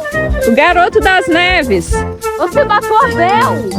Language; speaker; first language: Portuguese; native; Portuguese